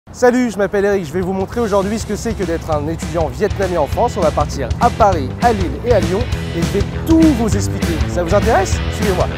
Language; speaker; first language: French; native; French